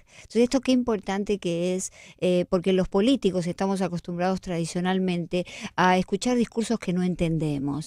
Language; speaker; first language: Spanish; native; Spanish